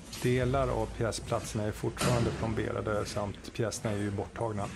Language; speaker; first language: Swedish; native; Swedish